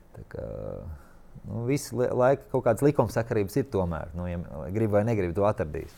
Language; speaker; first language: Latvian; native; Latvian